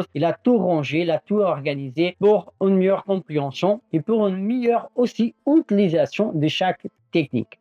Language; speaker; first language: French; non-native, fluent; Portuguese